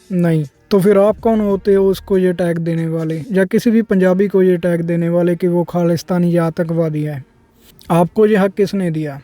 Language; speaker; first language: Hindi; non-native, local second language; Punjabi